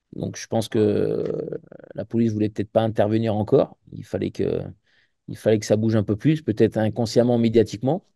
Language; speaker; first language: French; native; French